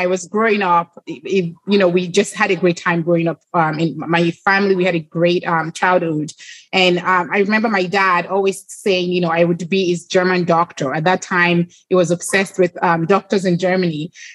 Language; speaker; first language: English; non-native, local second language; Yoruba